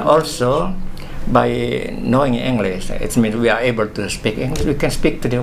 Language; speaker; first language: English; non-native, fluent; Indonesian